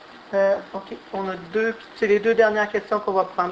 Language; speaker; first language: French; native; French